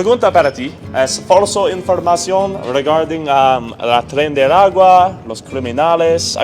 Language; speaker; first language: Spanish; non-native, learner; English